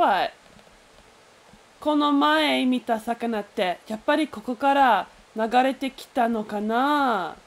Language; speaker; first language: Japanese; non-native, learner; English